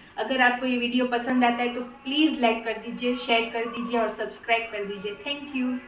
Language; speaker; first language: Hindi; non-native, local second language; Gujarati